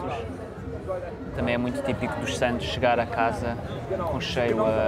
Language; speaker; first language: Portuguese; native; Portuguese